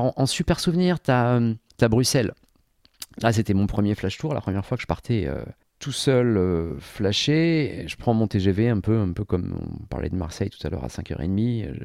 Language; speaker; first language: French; native; French